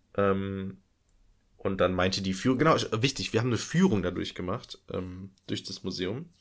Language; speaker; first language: German; native; German